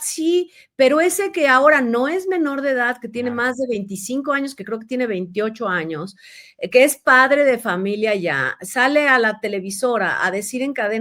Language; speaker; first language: Spanish; native; Spanish